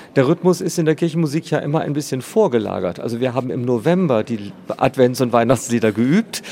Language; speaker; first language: German; native; German